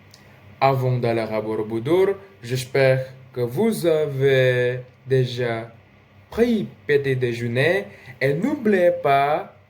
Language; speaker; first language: French; non-native, learner; Indonesian